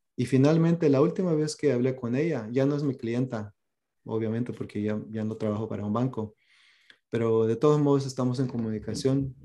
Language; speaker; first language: Spanish; early bilingual, heritage; Spanish